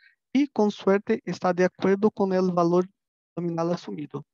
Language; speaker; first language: Spanish; non-native, fluent; Portuguese